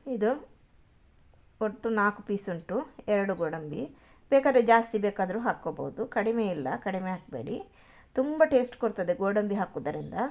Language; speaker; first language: Kannada; non-native, local second language; Tulu